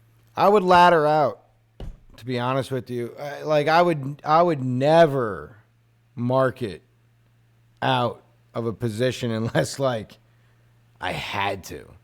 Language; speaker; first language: English; native; English